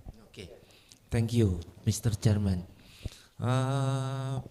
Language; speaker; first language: English; non-native, learner; Indonesian